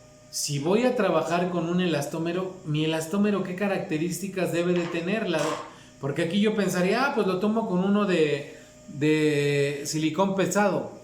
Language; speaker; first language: Spanish; native; Spanish